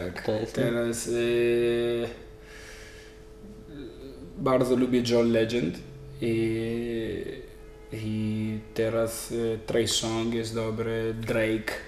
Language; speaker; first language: Polish; non-native, learner; Italian